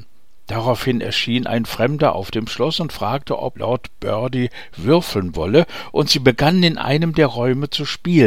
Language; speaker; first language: German; native; German